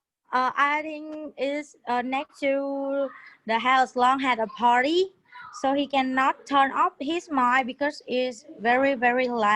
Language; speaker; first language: English; non-native, learner; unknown